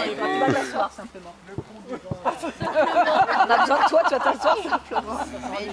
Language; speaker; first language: French; native; French